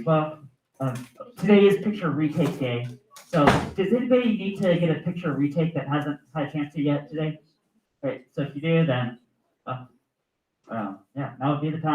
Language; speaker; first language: English; native; English